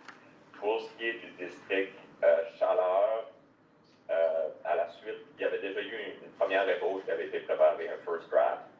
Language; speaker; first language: French; native; French